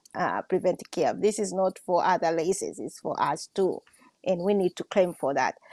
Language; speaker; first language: English; non-native, local second language; Swahili